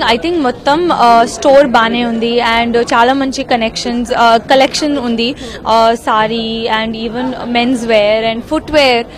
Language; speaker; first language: Telugu; non-native, learner; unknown